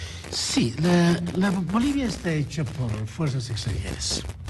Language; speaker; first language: Spanish; non-native, local second language; Aymara